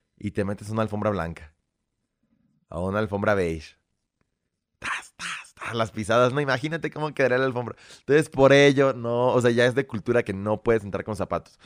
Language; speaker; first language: Spanish; early bilingual, other home language; Russian